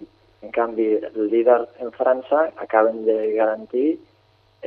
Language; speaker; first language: Catalan; native; Catalan